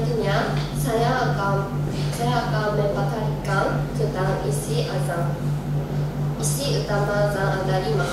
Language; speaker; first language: Indonesian; non-native, learner; Japanese